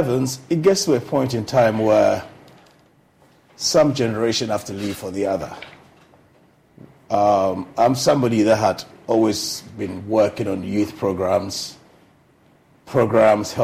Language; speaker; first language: English; non-native, local second language; Akan